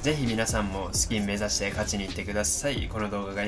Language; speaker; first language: Japanese; native; Japanese